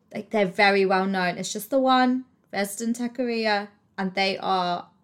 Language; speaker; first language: English; native; English